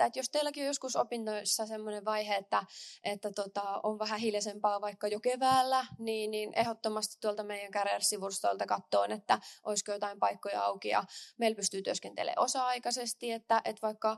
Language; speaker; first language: Finnish; native; Finnish